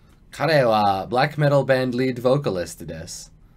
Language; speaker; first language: Japanese; non-native, learner; English